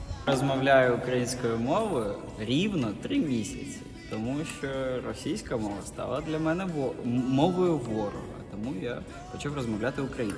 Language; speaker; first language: Ukrainian; non-native, local second language; Russian